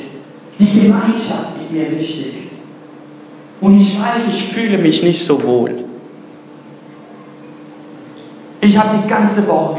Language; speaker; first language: German; non-native, fluent; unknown